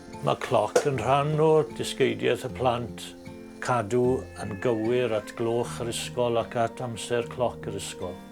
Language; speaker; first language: Welsh; native; Welsh